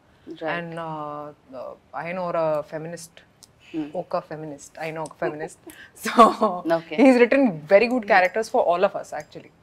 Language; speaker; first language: Telugu; non-native, fluent; Hindi